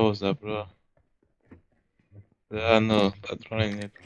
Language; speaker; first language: Russian; non-native, fluent; Georgian